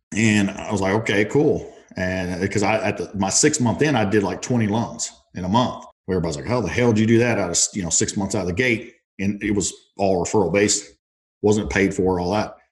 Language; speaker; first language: English; native; English